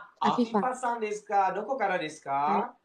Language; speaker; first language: Japanese; non-native, fluent; Malay